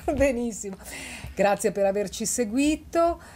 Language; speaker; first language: Italian; native; Italian